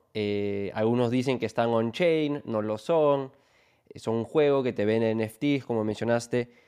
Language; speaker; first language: Spanish; native; Spanish